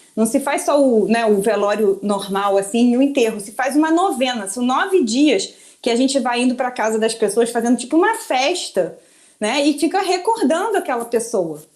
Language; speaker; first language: Portuguese; early bilingual, other home language; Spanish